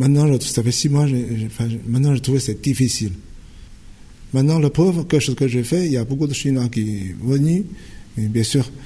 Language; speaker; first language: French; non-native, fluent; Chinese